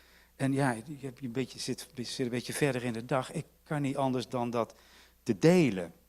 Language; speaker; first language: Dutch; native; Dutch